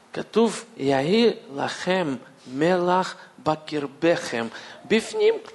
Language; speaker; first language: Hebrew; non-native, fluent; Russian